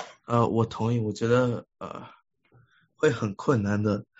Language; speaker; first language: Chinese; early bilingual, heritage; Chinese